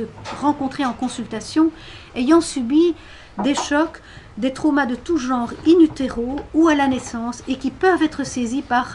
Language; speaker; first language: French; native; French